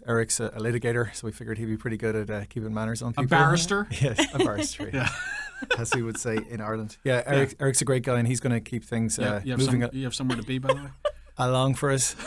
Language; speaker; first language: English; native; English